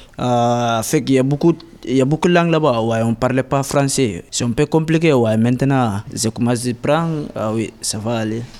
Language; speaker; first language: French; non-native, learner; Upper Guinea Crioulo